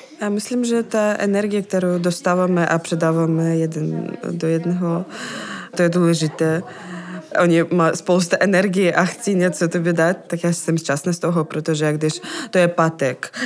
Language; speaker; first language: Czech; non-native, learner; Ukrainian